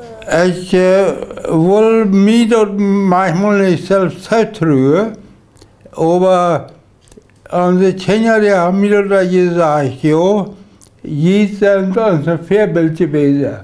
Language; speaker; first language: German; non-native, local second language; Low German